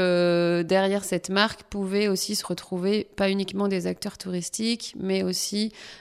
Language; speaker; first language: French; native; French